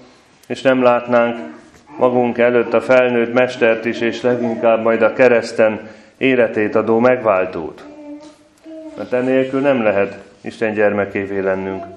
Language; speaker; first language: Hungarian; native; Hungarian